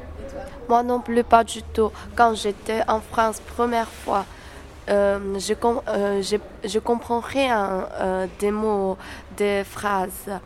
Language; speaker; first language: French; non-native, learner; Chinese